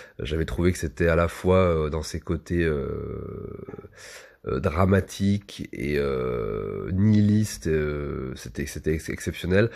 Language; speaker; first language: French; native; French